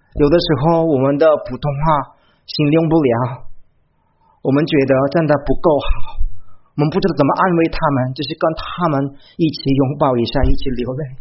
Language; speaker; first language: Chinese; non-native, fluent; Korean